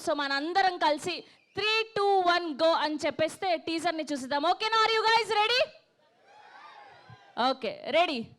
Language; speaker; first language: Telugu; native; Telugu